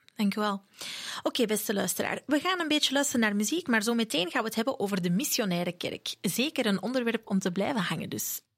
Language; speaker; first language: Dutch; native; Dutch